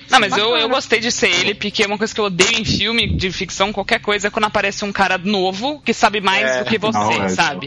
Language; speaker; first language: Portuguese; native; Portuguese